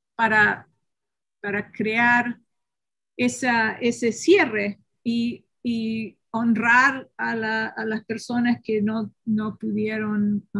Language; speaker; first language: Spanish; early bilingual, heritage; Spanish